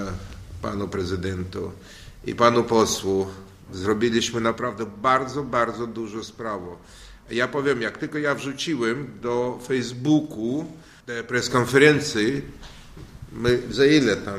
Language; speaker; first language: Polish; non-native, learner; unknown